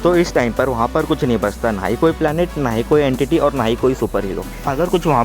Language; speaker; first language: Hindi; native; Hindi